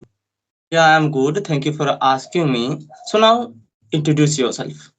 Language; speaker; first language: English; non-native, learner; Hindi